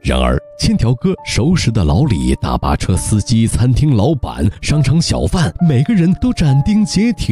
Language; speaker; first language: Chinese; native; Chinese